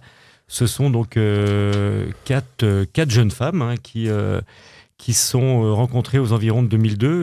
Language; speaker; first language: French; native; French